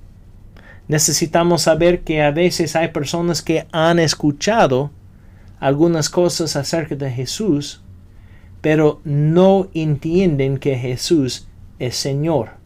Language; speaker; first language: Spanish; non-native, fluent; English